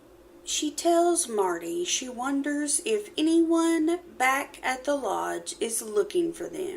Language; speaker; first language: English; native; English